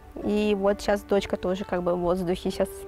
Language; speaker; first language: Russian; native; Russian